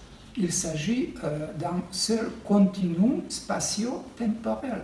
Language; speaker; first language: French; non-native, fluent; Serbian